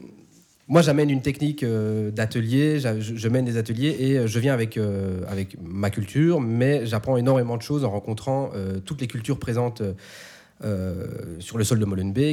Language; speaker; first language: French; native; French